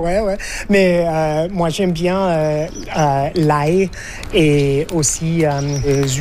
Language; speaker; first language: French; non-native, fluent; English